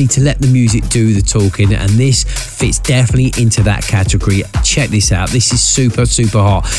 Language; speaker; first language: English; native; English